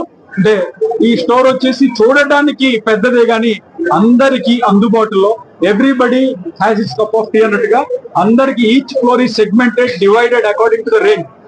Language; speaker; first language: Telugu; native; Telugu